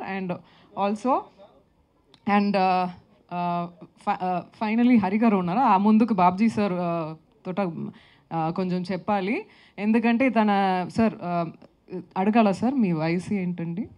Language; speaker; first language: Telugu; non-native, local second language; Tamil